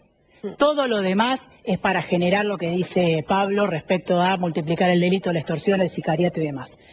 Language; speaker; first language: Spanish; native; Spanish